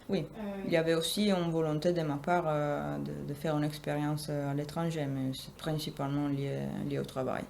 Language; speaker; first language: French; non-native, fluent; Italian